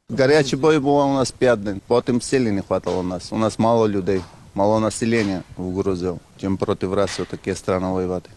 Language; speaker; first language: Ukrainian; non-native, learner; Georgian